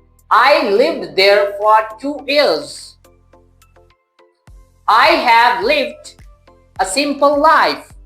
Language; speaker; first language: English; non-native, local second language; Urdu